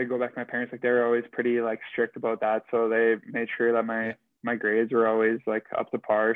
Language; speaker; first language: English; native; English